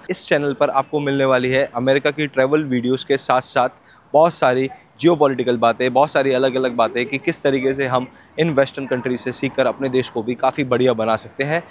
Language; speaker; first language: Hindi; native; Hindi